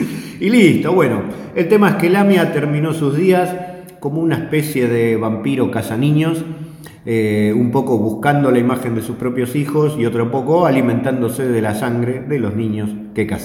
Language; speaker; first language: Spanish; native; Spanish